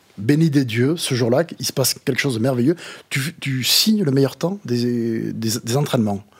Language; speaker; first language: French; native; French